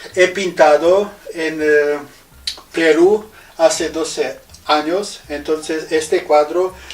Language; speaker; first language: Spanish; non-native, fluent; Slovak